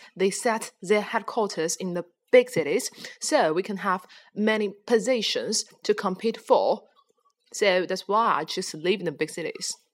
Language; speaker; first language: English; non-native, fluent; Chinese